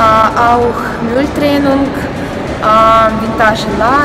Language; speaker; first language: German; non-native, learner; Russian